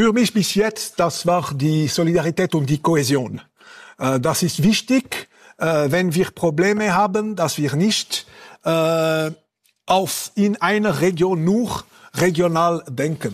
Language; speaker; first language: German; non-native, local second language; French